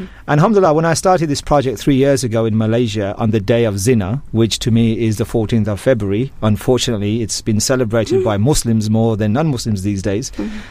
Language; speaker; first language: English; native; English